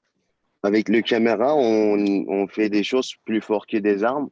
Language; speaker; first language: French; non-native, learner; Turkish